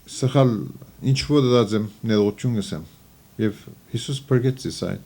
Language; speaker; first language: Armenian; early bilingual, heritage; Armenian